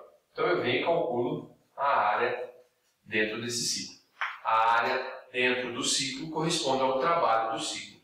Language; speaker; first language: Portuguese; native; Portuguese